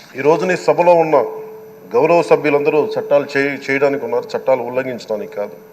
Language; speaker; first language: Telugu; native; Telugu